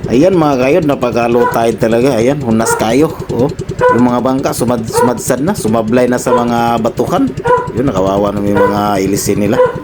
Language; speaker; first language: Filipino; non-native, local second language; Cebuano